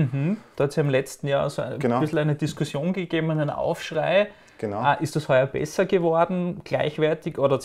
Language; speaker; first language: German; native; German